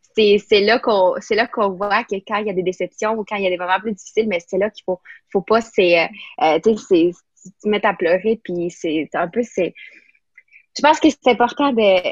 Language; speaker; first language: French; non-native, fluent; Spanish